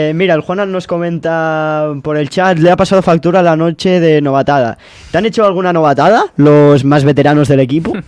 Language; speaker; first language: Spanish; non-native, local second language; Catalan